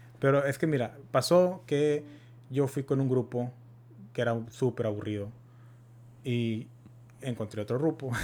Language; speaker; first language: Spanish; early bilingual, heritage; Spanish